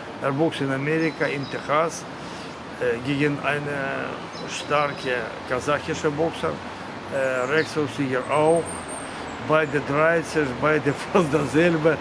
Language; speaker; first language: German; non-native, learner; Russian